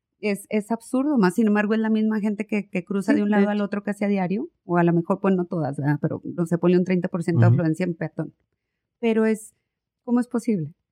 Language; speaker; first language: Spanish; native; Spanish